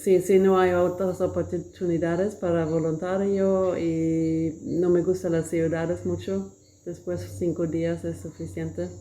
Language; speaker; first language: Spanish; non-native, learner; Swedish